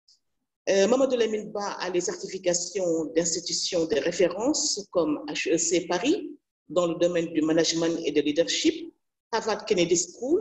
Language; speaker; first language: French; non-native, local second language; Wolof